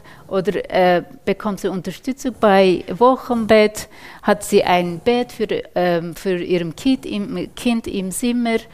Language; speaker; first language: German; non-native, fluent; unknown